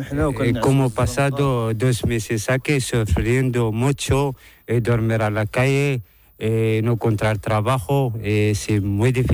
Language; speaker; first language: Spanish; non-native, learner; Arabic